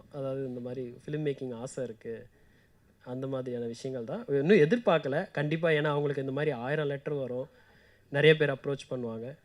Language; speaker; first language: Tamil; native; Tamil